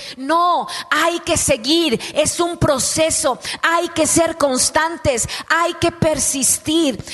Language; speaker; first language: Spanish; native; Spanish